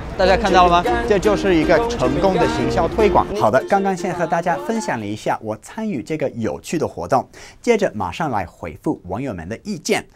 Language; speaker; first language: Chinese; non-native, fluent; English